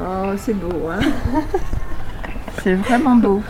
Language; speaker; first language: French; native; French